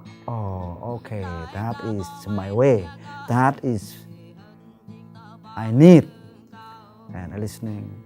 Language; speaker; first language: English; non-native, learner; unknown